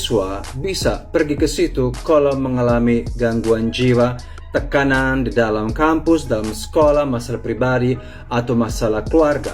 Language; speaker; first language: Indonesian; non-native, fluent; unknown